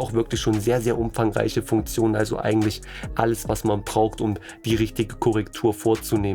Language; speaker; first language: German; native; German